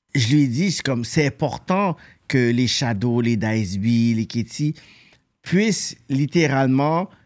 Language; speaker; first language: French; native; French